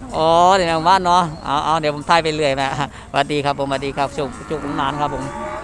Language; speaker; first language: Thai; non-native, local second language; Northeastern Thai